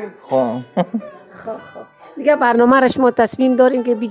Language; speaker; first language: Persian; native; Persian